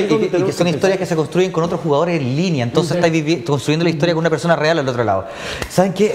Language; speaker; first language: Spanish; native; Spanish